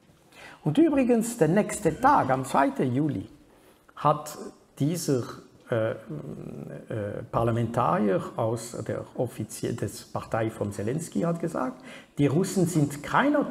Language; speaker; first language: German; non-native, fluent; French